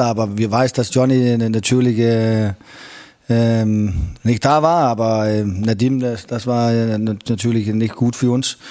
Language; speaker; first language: German; non-native, fluent; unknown